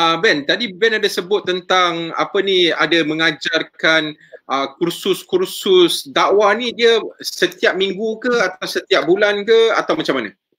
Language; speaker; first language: Malay; native; Malay